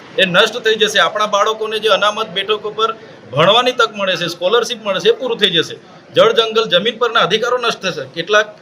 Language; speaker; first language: Gujarati; non-native, local second language; Vasavi